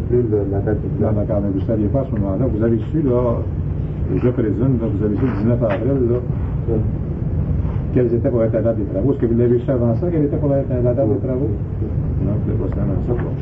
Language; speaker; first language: French; native; French